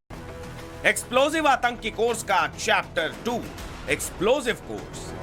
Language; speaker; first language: Hindi; native; Hindi